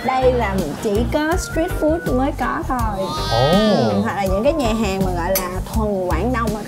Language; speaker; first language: Vietnamese; native; Vietnamese